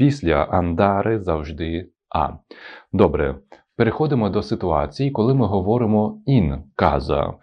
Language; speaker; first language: Ukrainian; non-native, local second language; Russian